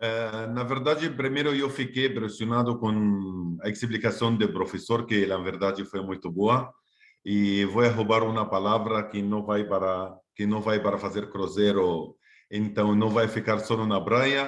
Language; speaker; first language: Portuguese; non-native, fluent; Arabic